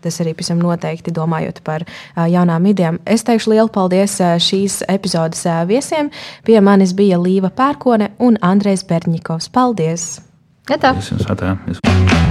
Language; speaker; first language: Latvian; non-native, local second language; Russian